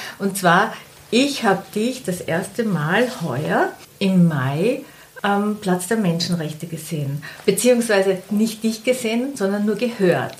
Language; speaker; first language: German; native; German